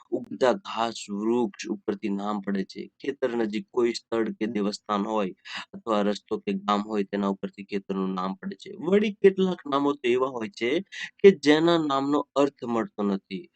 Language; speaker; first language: Gujarati; non-native, local second language; Rathawi